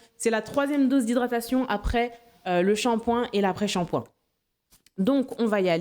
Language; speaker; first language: French; non-native, local second language; Haitian Creole